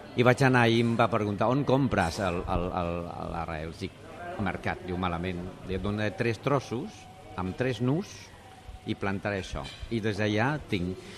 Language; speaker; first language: Catalan; non-native, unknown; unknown